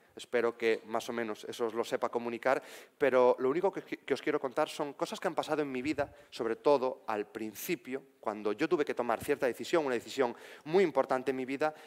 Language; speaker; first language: Spanish; native; Spanish